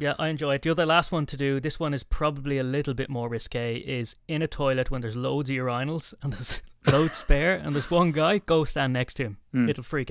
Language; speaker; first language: English; native; English